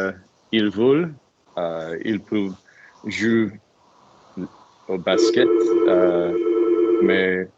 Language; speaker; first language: French; non-native, learner; English